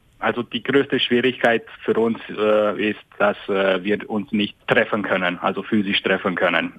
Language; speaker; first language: German; non-native, fluent; Hungarian